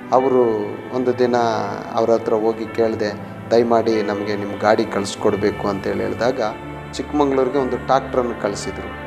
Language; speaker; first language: Kannada; native; Kannada